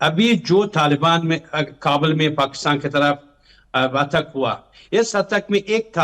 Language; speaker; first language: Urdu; non-native, fluent; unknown